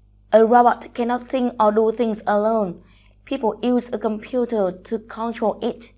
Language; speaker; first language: English; non-native, fluent; Vietnamese